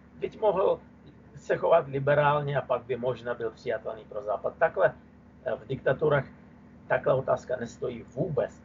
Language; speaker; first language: Czech; non-native, fluent; Russian